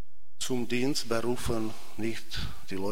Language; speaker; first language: German; non-native, fluent; Czech